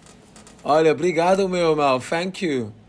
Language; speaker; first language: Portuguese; non-native, learner; English